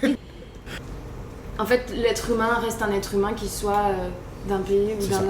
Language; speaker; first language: French; native; French